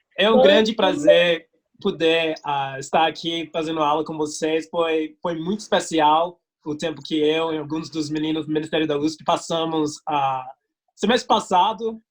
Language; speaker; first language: Portuguese; non-native, fluent; English